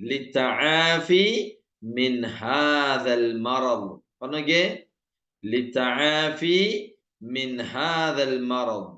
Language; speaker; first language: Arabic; non-native, fluent; Malayalam